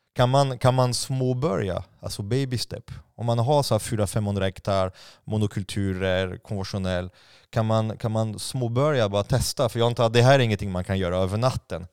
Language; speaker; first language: Swedish; non-native, fluent; French